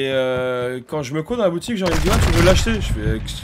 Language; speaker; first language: French; native; French